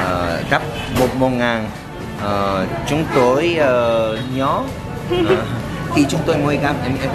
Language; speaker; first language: Vietnamese; non-native, learner; Korean